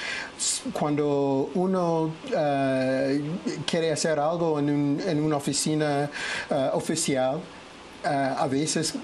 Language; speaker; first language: Spanish; non-native, fluent; English